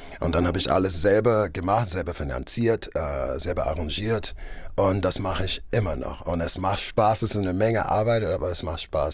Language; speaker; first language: German; non-native, fluent; English